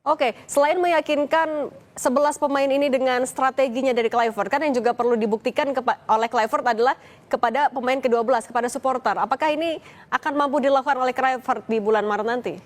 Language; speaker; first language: Indonesian; native; Indonesian